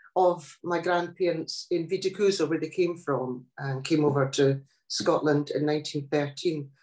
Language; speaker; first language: English; non-native, local second language; Italian